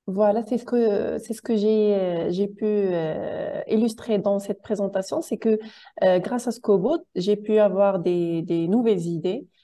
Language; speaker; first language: French; non-native, local second language; Arabic